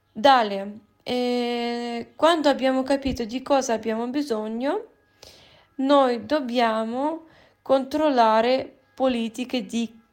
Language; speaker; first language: Italian; non-native, fluent; Russian